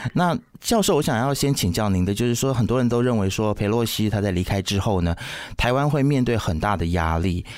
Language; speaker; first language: Chinese; native; Chinese